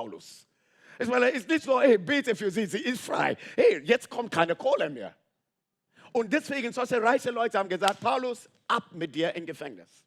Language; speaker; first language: German; non-native, fluent; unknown